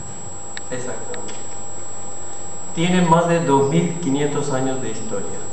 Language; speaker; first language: Spanish; non-native, fluent; Armenian